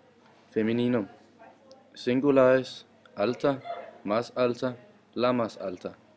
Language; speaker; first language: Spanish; non-native, learner; Danish